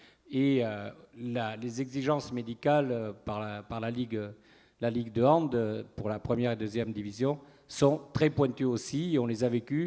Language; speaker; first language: French; native; French